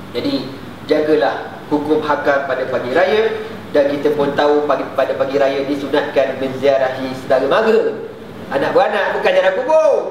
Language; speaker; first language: Malay; native; Malay